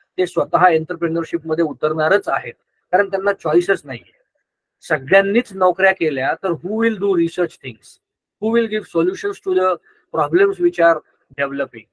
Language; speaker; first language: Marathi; non-native, local second language; Gujarati